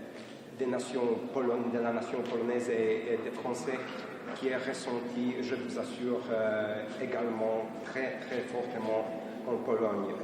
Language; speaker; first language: French; non-native, fluent; Polish